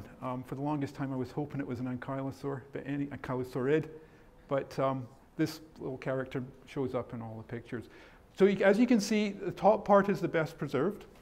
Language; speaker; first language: English; native; English